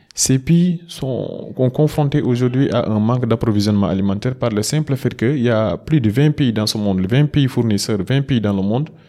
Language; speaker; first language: French; non-native, local second language; Fula